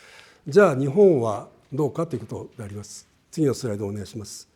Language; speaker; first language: Japanese; native; Japanese